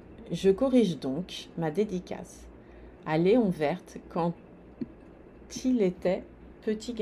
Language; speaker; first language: French; non-native, fluent; Portuguese